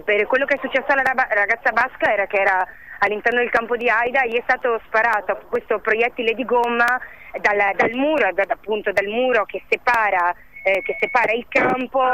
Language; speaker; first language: Italian; native; Italian